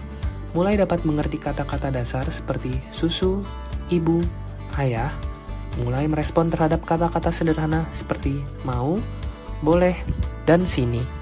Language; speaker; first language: Indonesian; native; Indonesian